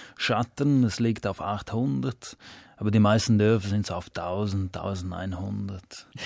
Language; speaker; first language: German; non-native, local second language; Romansh